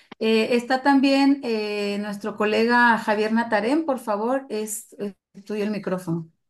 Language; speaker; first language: Spanish; native; Spanish